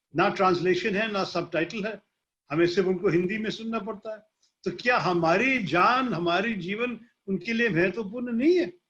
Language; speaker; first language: Hindi; non-native, local second language; Malayalam